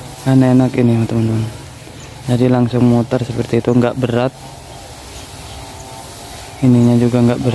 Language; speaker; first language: Indonesian; non-native, local second language; Madurese